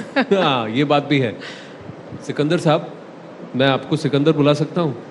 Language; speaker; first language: Hindi; native; Hindi